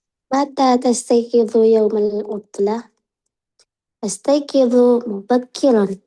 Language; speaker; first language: Arabic; non-native, learner; Indonesian